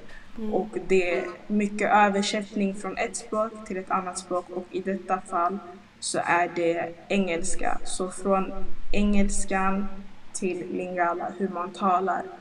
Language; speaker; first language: Swedish; early bilingual, other home language; Lingala